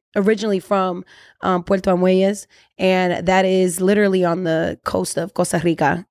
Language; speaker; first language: English; native; English